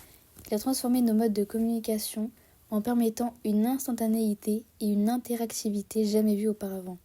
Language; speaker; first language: French; native; French